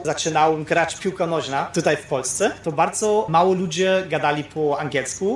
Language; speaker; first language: Polish; non-native, fluent; German